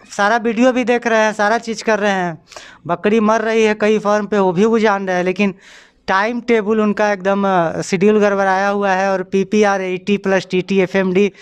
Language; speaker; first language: Hindi; native; Hindi